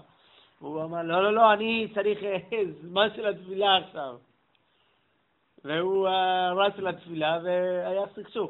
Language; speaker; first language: Hebrew; non-native, fluent; English